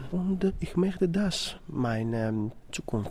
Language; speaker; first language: German; non-native, learner; Greek